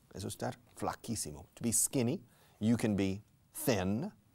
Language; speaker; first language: Spanish; non-native, fluent; English